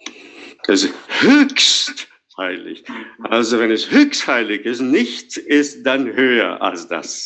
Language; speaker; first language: German; non-native, fluent; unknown